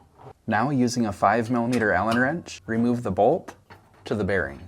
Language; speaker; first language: English; native; English